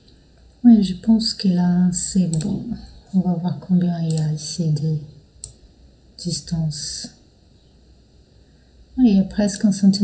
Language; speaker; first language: French; non-native, fluent; Portuguese